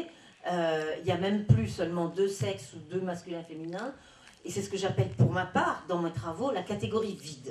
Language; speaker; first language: French; native; French